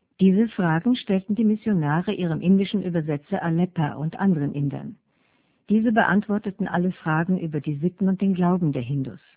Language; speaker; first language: German; native; German